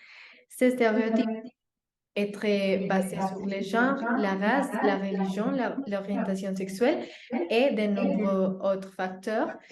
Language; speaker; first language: French; non-native, learner; Spanish